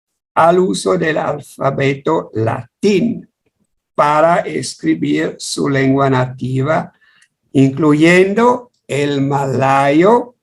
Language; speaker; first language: Spanish; non-native, fluent; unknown